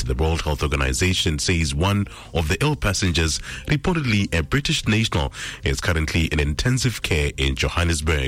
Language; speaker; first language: English; non-native, local second language; Tswana